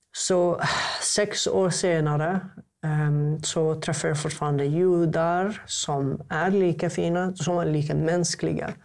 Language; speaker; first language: Swedish; non-native, fluent; Arabic